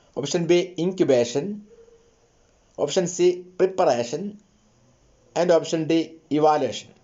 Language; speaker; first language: English; non-native, local second language; Malayalam